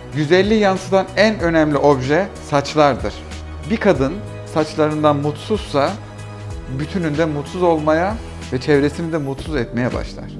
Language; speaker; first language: Turkish; early bilingual, heritage; Turkish